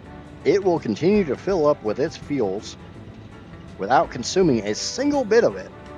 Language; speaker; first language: English; native; English